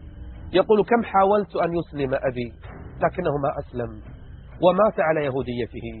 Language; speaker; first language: Arabic; native; Arabic